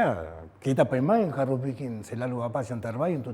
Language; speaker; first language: Indonesian; non-native, fluent; Spanish